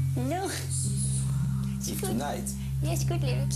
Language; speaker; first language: English; non-native, learner; Dutch